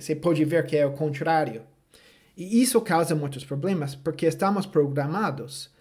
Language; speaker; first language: Portuguese; non-native, fluent; English